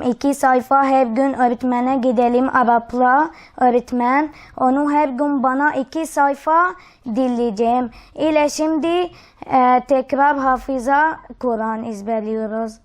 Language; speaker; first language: Turkish; early bilingual, other home language; Arabic